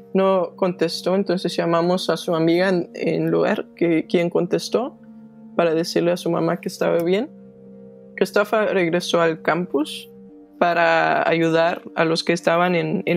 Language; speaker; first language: Spanish; non-native, fluent; Danish